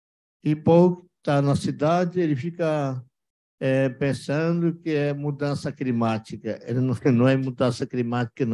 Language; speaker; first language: Portuguese; non-native, local second language; Yanomámi